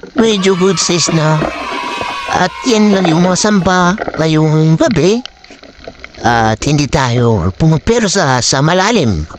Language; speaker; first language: Filipino; native; Filipino